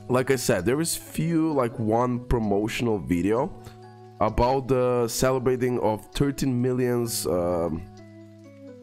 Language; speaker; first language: English; non-native, fluent; Croatian